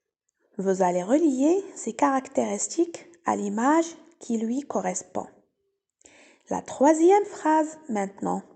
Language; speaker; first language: French; non-native, local second language; Arabic